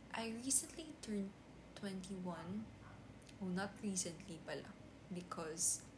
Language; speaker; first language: English; non-native, local second language; Filipino